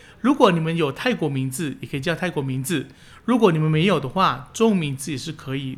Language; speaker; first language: Chinese; early bilingual, heritage; Chinese